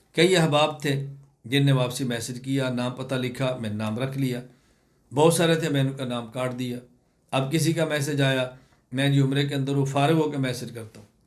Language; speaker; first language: Urdu; non-native, local second language; Punjabi